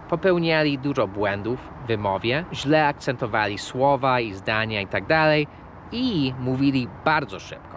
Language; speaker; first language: Polish; non-native, fluent; English